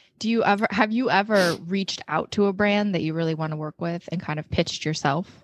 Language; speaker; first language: English; native; English